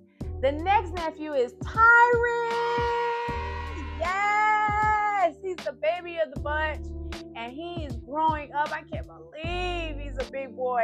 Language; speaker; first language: English; native; English